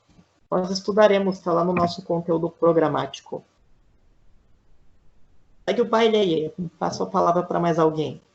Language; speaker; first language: Portuguese; native; Portuguese